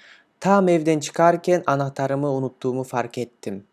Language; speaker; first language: Turkish; non-native, fluent; Kyrgyz